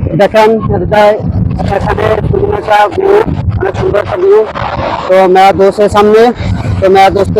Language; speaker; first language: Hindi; non-native, learner; Bangla